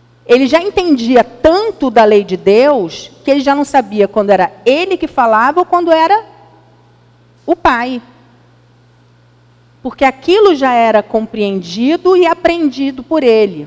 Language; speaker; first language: Portuguese; native; Portuguese